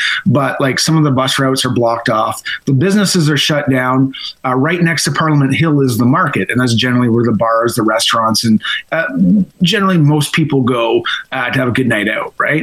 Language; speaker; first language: English; native; English